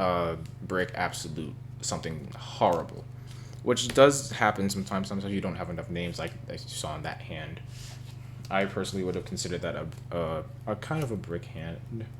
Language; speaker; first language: English; native; English